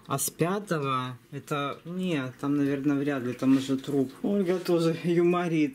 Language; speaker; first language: Russian; native; Russian